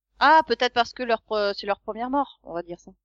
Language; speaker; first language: French; native; French